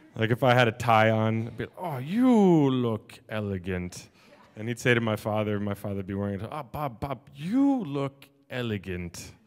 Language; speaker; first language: English; native; English